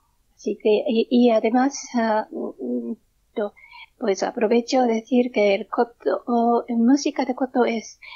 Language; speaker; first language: Spanish; non-native, learner; Japanese